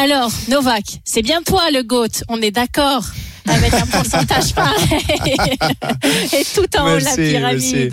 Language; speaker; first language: French; native; French